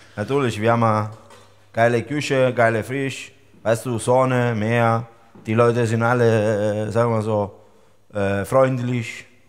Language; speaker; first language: German; non-native, learner; Italian